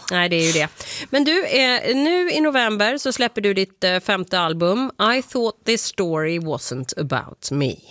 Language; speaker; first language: Swedish; native; Swedish